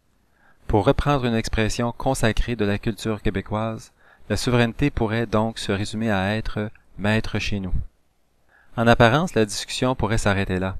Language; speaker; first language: French; native; French